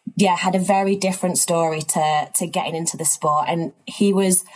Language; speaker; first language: English; native; English